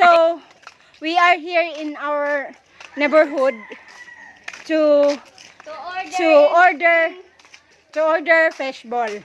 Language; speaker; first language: English; non-native, learner; Cebuano